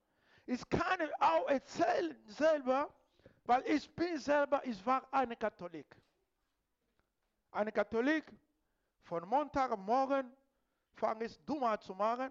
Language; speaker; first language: German; non-native, fluent; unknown